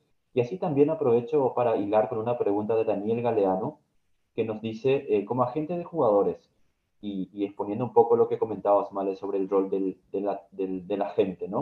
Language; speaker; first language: Spanish; native; Spanish